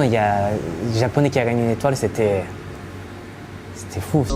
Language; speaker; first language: French; non-native, fluent; Japanese